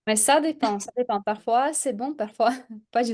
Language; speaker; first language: French; non-native, fluent; Russian